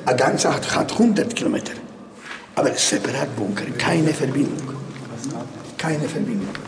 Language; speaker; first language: German; non-native, learner; Polish